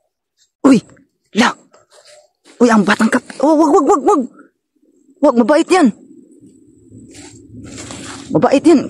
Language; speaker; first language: Filipino; non-native, local second language; Cebuano